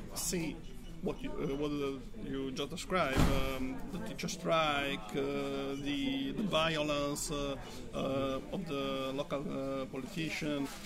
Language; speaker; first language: English; non-native, learner; Italian